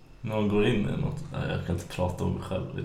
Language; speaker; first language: Swedish; native; Swedish